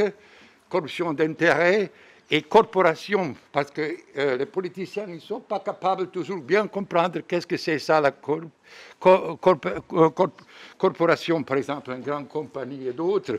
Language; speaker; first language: French; non-native, fluent; Bosnian